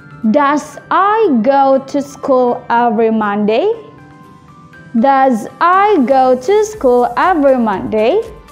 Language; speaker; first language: English; non-native, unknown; Indonesian